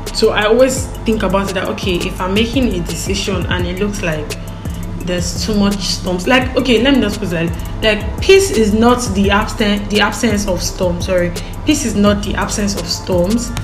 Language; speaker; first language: English; non-native, local second language; Igbo